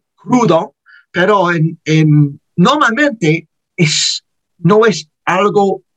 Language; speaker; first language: Spanish; non-native, learner; English